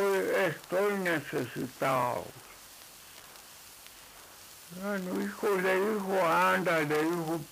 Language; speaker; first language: Spanish; non-native, local second language; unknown